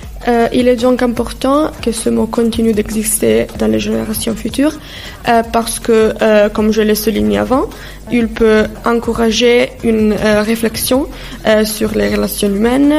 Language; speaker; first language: French; non-native, fluent; Italian